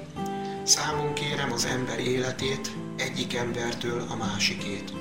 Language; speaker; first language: Hungarian; native; Hungarian